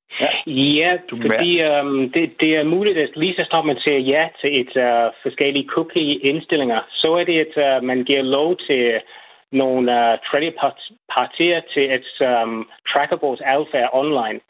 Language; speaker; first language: Danish; non-native, fluent; English